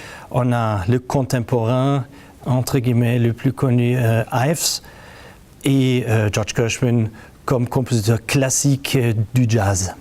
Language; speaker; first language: French; non-native, fluent; German